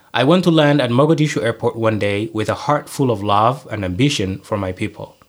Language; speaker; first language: English; non-native, fluent; Somali